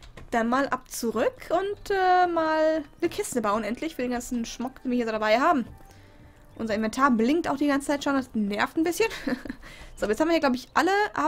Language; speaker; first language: German; native; German